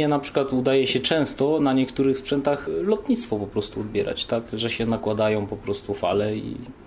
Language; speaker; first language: Polish; native; Polish